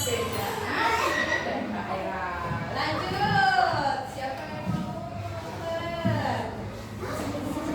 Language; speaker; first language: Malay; non-native, local second language; Javanese